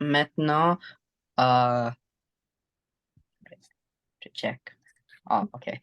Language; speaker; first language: French; non-native, learner; English